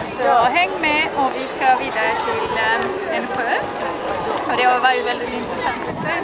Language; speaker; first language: Swedish; non-native, fluent; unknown